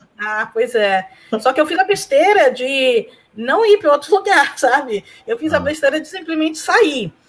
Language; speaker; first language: Portuguese; early bilingual, other home language; Spanish